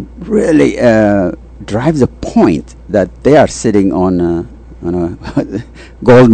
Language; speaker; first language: English; non-native, fluent; Tigrinya